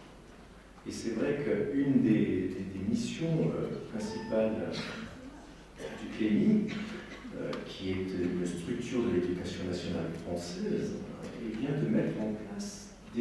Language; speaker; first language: French; native; French